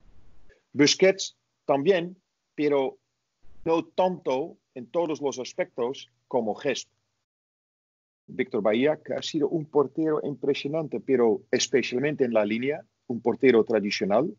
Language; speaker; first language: Spanish; non-native, fluent; Dutch